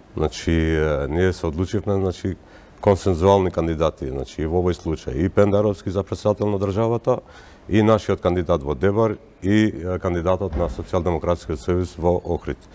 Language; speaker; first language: Macedonian; non-native, local second language; Albanian